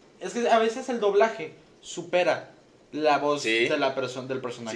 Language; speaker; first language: Spanish; native; Spanish